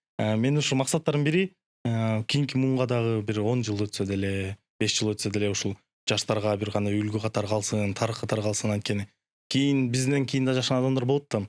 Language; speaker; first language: Kyrgyz; non-native, local second language; Russian